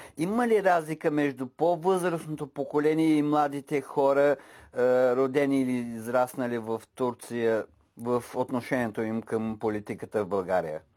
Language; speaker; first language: Bulgarian; non-native, local second language; Turkish